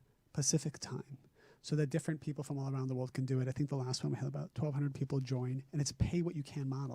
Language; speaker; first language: English; native; English